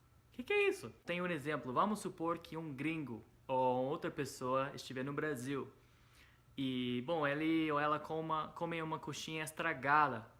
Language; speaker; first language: Portuguese; non-native, fluent; English